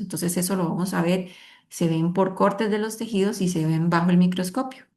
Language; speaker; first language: Spanish; native; Spanish